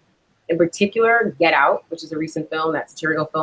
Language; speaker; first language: English; early bilingual, other home language; Spanish